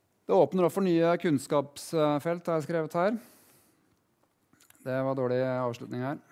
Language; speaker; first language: Norwegian; native; Norwegian